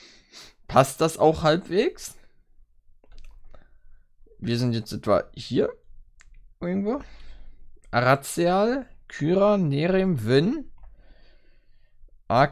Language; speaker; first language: German; native; German